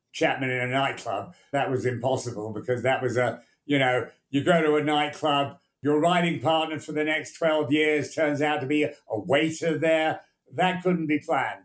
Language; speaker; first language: English; native; English